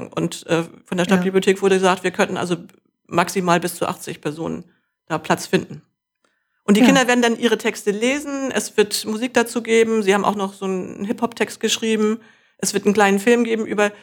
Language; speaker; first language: German; native; German